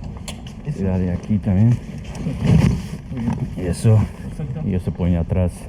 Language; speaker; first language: Spanish; non-native, learner; Dutch